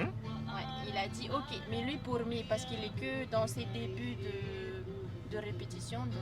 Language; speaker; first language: French; native; French